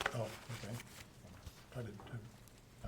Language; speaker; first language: English; native; English